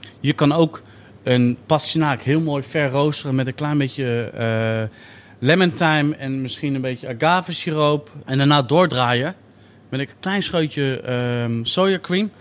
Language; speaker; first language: Dutch; native; Dutch